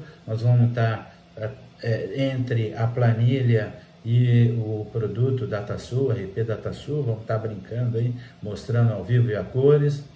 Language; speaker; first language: Portuguese; native; Portuguese